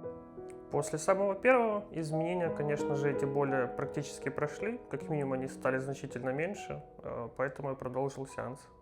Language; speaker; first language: Russian; native; Russian